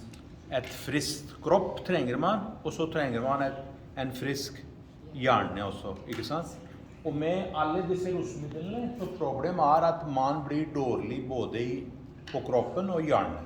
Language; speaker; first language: Norwegian; non-native, fluent; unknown